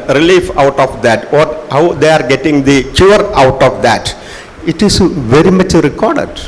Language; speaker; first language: English; non-native, local second language; Malayalam